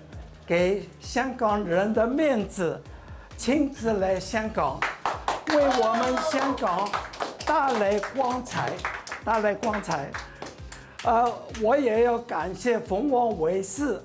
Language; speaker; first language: Chinese; non-native, local second language; Cantonese